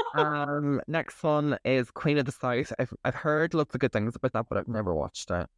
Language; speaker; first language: English; native; English